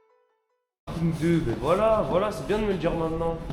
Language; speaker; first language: French; native; French